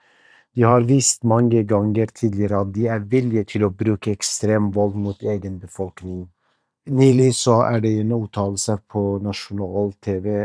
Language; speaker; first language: Norwegian; non-native, fluent; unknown